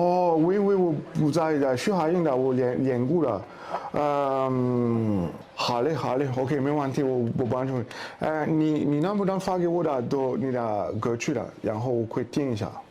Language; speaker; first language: Chinese; non-native, learner; Morisyen